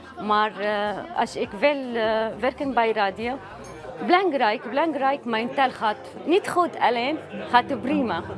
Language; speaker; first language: Dutch; non-native, learner; Arabic